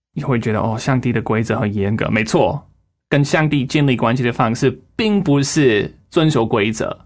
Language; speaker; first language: Chinese; non-native, fluent; English